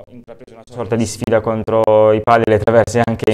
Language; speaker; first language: Italian; native; Italian